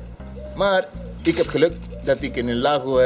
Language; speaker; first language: Dutch; non-native, learner; Spanish